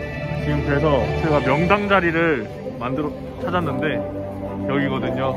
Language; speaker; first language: Korean; native; Korean